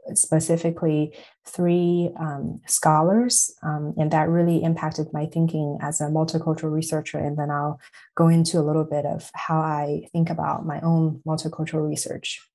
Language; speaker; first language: English; non-native, fluent; Chinese